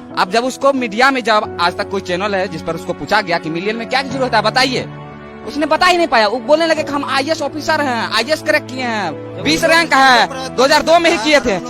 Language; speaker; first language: Hindi; native; Hindi